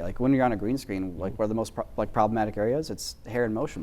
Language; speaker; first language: English; native; English